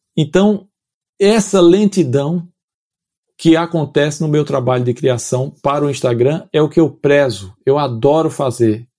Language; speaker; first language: Portuguese; native; Portuguese